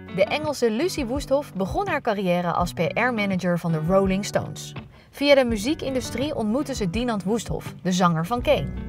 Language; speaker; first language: Dutch; native; Dutch